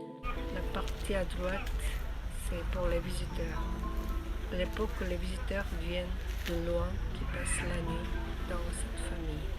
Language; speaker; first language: French; non-native, learner; Korean